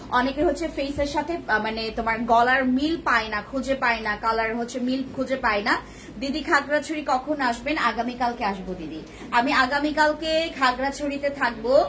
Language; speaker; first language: Bangla; non-native, local second language; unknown